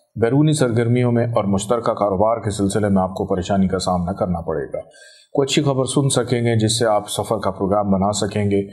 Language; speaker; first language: Urdu; native; Urdu